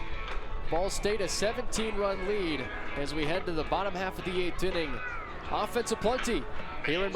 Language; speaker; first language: English; native; English